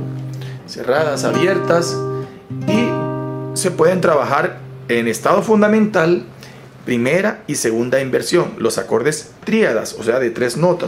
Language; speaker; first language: Spanish; native; Spanish